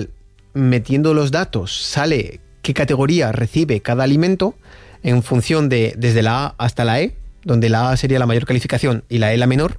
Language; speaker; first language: Spanish; native; Spanish